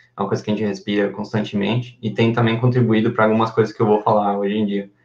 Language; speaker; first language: Portuguese; non-native, fluent; Spanish